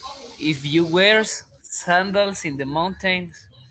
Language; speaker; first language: English; non-native, learner; Spanish